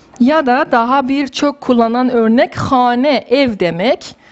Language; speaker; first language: Turkish; non-native, fluent; Persian